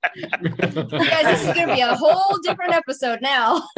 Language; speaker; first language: English; non-native, fluent; Russian